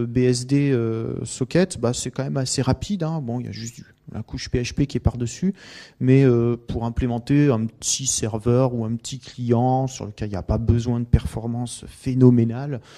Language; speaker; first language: French; native; French